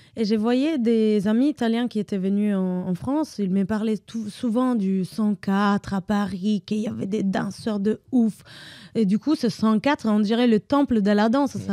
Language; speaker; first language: French; non-native, fluent; Italian